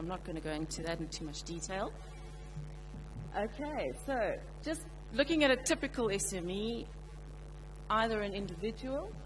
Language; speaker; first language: English; native; English